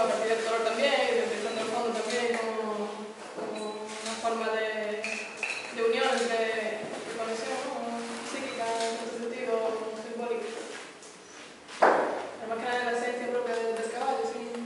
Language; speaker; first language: Spanish; native; Spanish